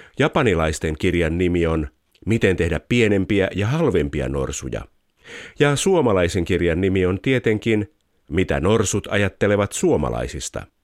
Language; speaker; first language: Finnish; native; Finnish